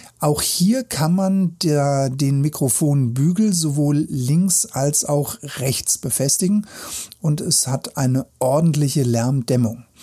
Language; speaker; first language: German; native; German